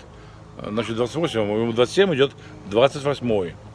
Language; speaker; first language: Russian; native; Russian